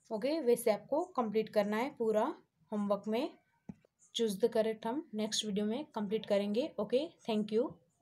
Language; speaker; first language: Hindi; non-native, local second language; Gujarati